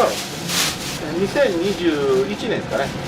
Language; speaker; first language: Japanese; native; Japanese